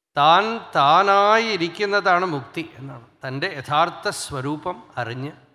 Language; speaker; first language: Malayalam; non-native, local second language; Tamil